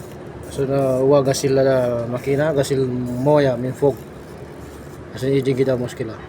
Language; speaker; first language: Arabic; non-native, learner; Indonesian